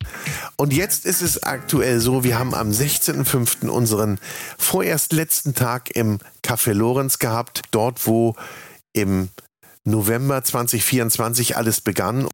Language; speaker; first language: German; native; German